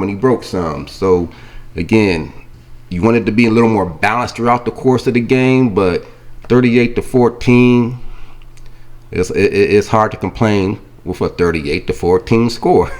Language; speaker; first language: English; native; English